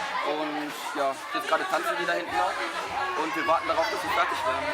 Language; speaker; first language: German; native; German